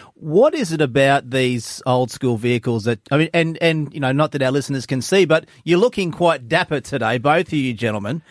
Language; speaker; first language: English; native; English